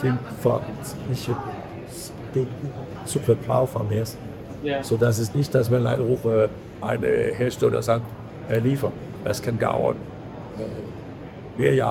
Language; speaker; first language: German; non-native, learner; Danish